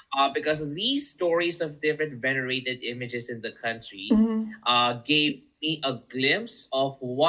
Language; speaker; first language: English; non-native, local second language; Filipino